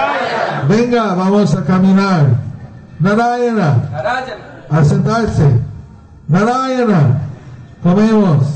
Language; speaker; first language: Spanish; non-native, learner; Bangla